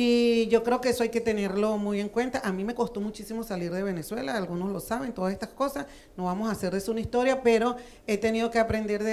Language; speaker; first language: Spanish; native; Spanish